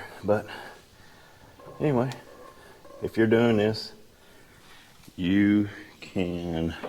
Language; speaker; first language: English; native; English